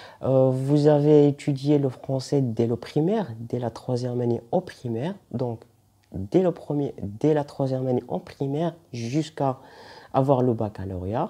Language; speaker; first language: French; non-native, local second language; Arabic